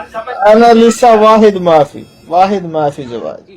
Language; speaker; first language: Arabic; non-native, learner; Amharic